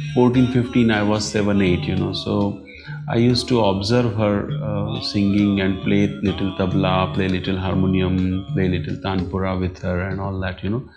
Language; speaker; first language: English; non-native, local second language; Marathi